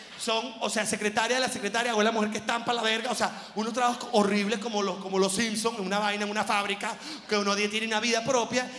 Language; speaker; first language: Spanish; native; Spanish